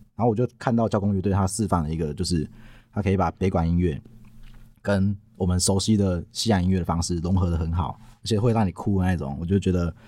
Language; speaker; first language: Chinese; non-native, local second language; Min Nan Chinese